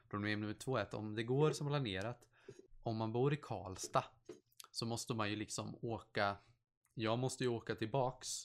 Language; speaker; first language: Swedish; native; Swedish